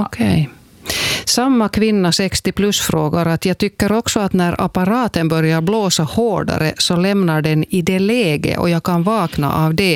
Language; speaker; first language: Swedish; native; Swedish